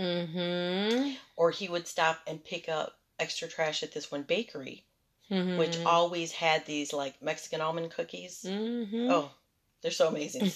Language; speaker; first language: English; early bilingual, other home language; Spanish